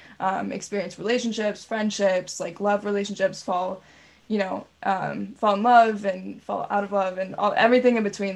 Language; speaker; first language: English; native; English